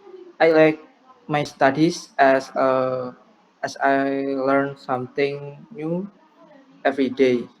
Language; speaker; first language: English; non-native, learner; Indonesian